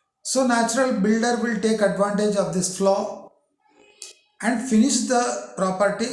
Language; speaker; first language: English; non-native, local second language; Telugu